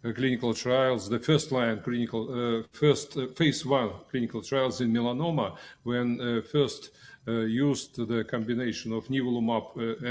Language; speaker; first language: English; non-native, fluent; Russian